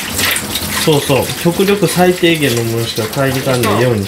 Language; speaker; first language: Japanese; native; Japanese